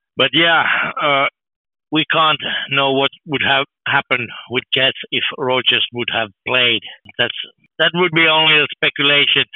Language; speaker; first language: English; non-native, fluent; Finnish